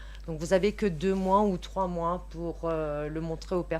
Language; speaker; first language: French; native; French